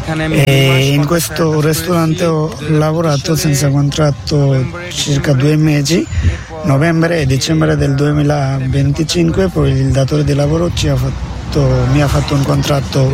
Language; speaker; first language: Italian; non-native, learner; Bangla